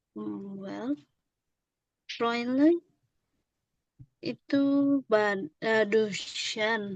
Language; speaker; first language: German; non-native, learner; Indonesian